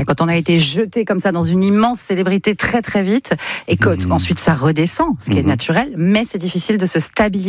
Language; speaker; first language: French; native; French